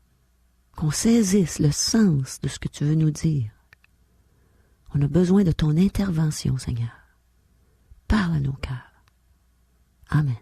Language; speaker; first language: French; native; French